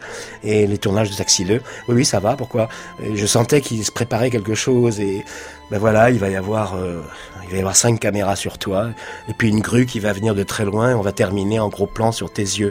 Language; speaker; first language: French; native; French